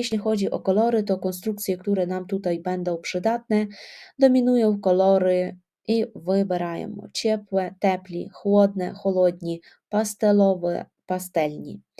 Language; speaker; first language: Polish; non-native, fluent; Ukrainian